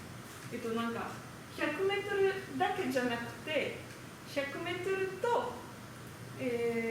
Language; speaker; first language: Japanese; non-native, learner; French